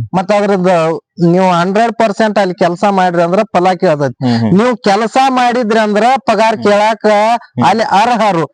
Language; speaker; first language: Kannada; native; Kannada